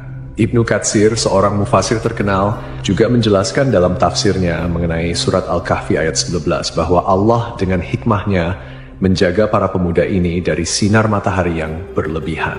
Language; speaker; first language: Indonesian; native; Indonesian